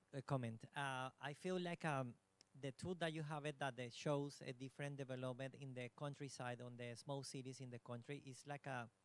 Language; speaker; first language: English; non-native, learner; Spanish